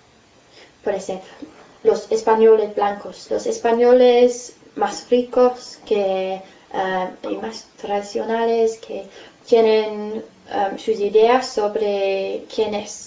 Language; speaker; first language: Spanish; non-native, fluent; English